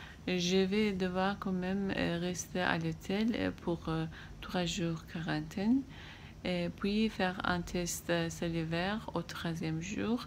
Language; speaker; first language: French; non-native, fluent; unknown